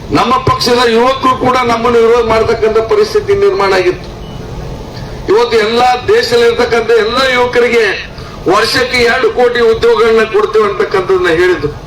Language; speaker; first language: Kannada; native; Kannada